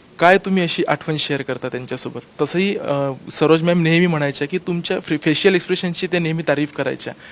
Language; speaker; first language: Marathi; native; Marathi